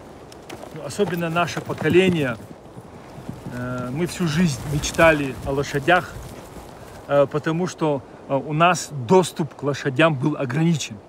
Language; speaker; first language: Russian; native; Russian